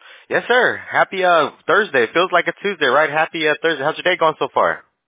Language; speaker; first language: English; early bilingual, other home language; Spanish